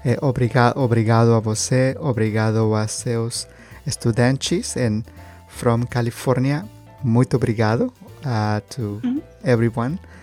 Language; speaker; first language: Portuguese; non-native, learner; Spanish